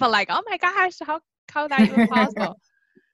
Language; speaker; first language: English; non-native, fluent; Chinese